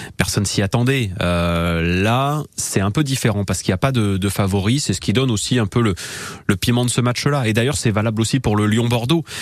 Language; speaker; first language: French; native; French